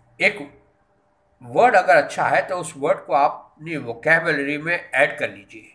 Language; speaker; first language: Urdu; native; Urdu